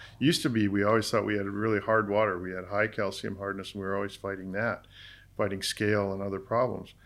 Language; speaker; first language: English; native; English